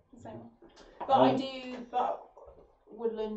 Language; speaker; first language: English; native; English